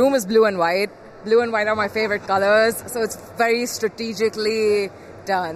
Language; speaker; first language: English; native; English